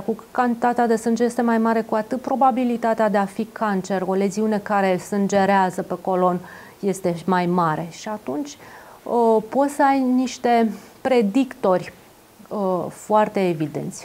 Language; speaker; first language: Romanian; native; Romanian